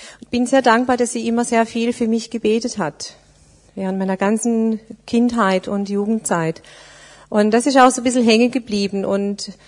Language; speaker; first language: German; native; German